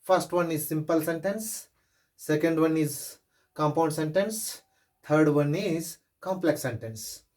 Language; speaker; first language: English; non-native, local second language; Kannada